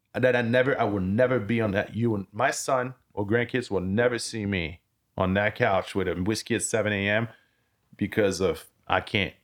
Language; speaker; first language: English; early bilingual, other home language; French